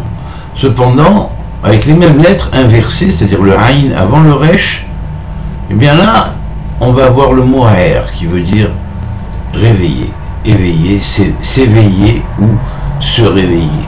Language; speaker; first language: French; native; French